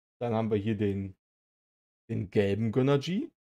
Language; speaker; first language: German; native; German